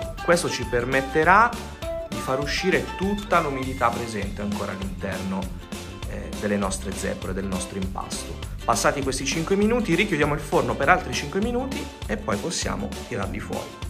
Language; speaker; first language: Italian; native; Italian